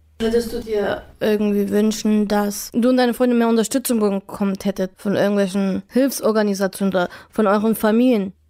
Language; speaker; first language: German; native; German